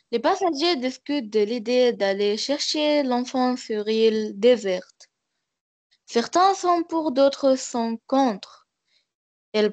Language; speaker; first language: French; non-native, learner; Arabic